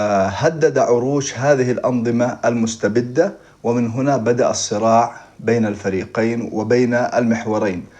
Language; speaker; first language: Arabic; native; Arabic